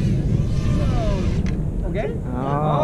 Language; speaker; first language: English; non-native, learner; Japanese